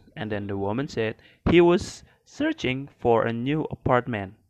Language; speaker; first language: English; non-native, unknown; Indonesian